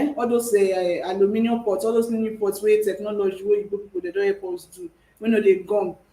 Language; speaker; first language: Nigerian Pidgin; native; Nigerian Pidgin